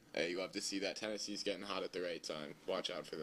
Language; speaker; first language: English; native; English